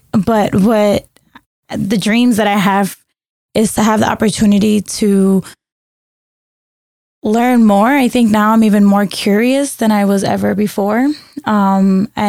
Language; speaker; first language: English; early bilingual, other home language; Spanish